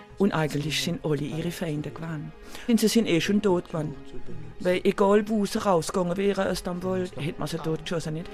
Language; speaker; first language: German; non-native, local second language; Swiss German